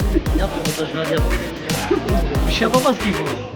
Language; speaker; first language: Turkish; native; Turkish